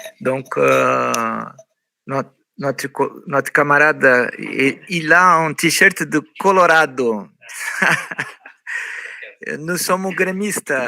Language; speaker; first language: French; non-native, fluent; Portuguese